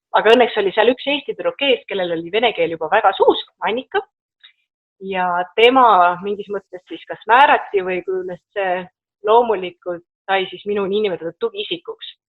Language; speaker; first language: Estonian; native; Estonian